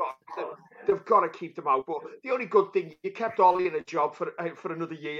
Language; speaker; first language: English; native; English